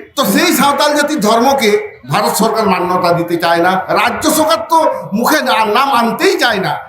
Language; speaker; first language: Bangla; non-native, local second language; Santali